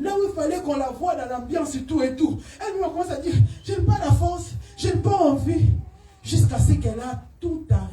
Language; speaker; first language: French; non-native, local second language; Lingala